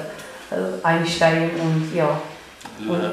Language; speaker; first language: German; non-native, learner; Arabic